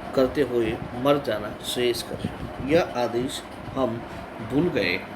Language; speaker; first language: Hindi; non-native, local second language; Gujarati